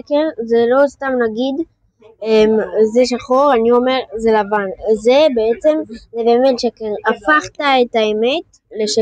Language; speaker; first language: Hebrew; early bilingual, heritage; French